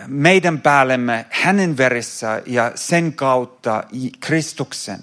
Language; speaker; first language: Finnish; non-native, fluent; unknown